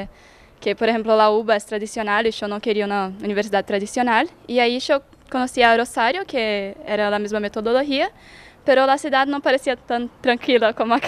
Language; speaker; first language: Spanish; non-native, learner; Portuguese